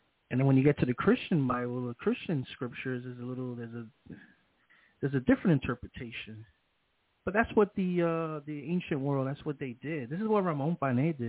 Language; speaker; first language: English; early bilingual, other home language; Spanish